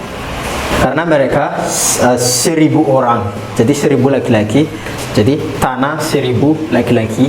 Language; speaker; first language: Indonesian; non-native, fluent; Malagasy